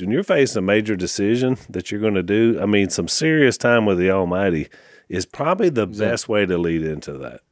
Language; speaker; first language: English; native; English